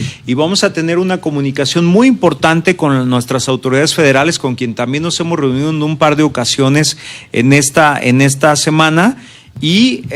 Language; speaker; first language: Spanish; native; Spanish